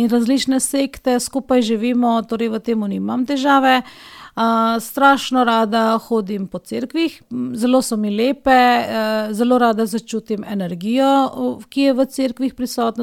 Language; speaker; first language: Slovenian; non-native, fluent; Hindi